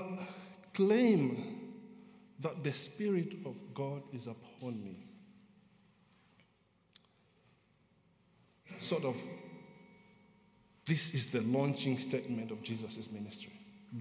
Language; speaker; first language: English; non-native, local second language; Nyanja